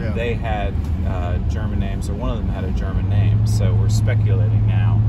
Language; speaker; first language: English; native; English